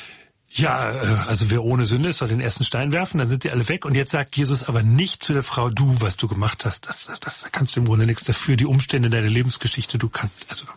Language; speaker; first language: German; native; German